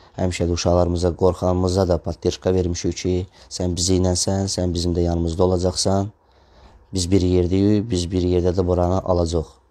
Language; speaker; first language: Azerbaijani; non-native, local second language; Russian